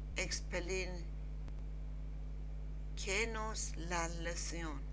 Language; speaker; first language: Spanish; non-native, learner; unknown